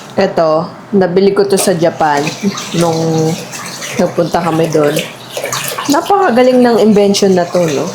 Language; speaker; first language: Filipino; native; Filipino